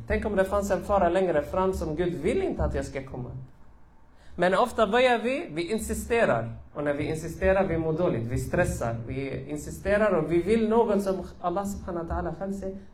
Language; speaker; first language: Swedish; early bilingual, other home language; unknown